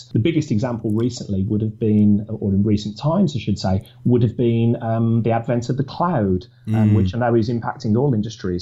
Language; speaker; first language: English; native; English